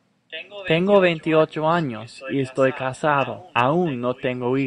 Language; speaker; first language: Spanish; non-native, fluent; English